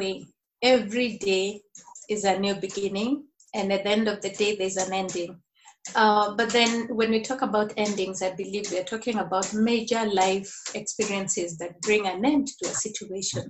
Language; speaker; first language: English; non-native, local second language; Kikuyu